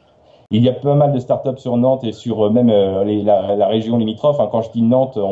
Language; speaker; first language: French; native; French